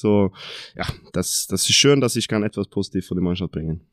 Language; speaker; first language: German; non-native, fluent; Norwegian